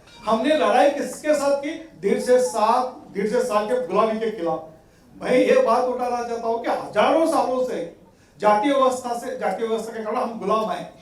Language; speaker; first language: Hindi; non-native, local second language; Marathi